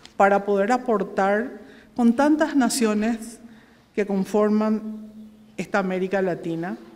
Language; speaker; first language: Spanish; native; Spanish